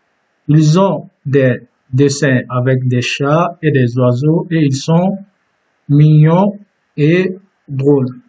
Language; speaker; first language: French; non-native, fluent; Turkish